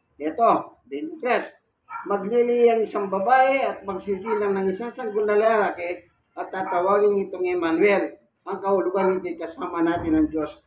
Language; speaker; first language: Filipino; non-native, local second language; Pampanga